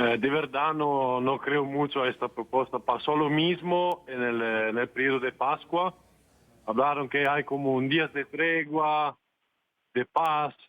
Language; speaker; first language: Spanish; non-native, fluent; Italian